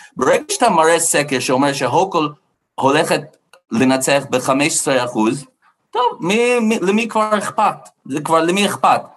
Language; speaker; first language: Hebrew; non-native, fluent; English